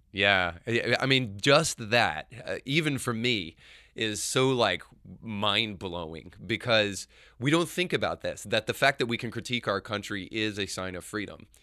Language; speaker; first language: English; native; English